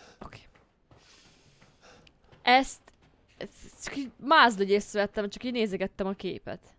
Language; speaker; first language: Hungarian; native; Hungarian